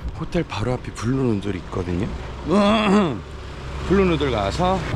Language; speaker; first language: Korean; native; Korean